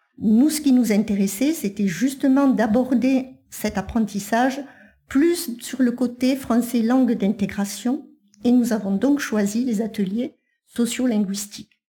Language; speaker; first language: French; native; French